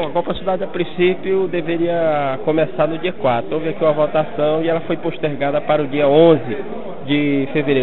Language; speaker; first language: Portuguese; native; Portuguese